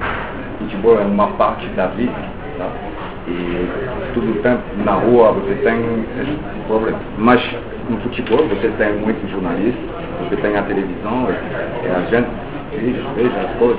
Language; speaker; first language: Portuguese; non-native, local second language; French